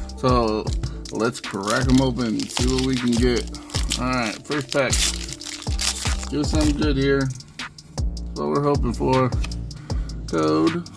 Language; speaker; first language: English; native; English